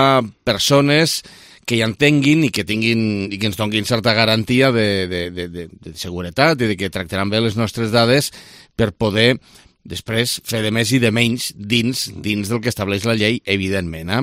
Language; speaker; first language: Catalan; native; Catalan